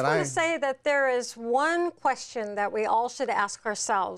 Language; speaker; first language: English; native; English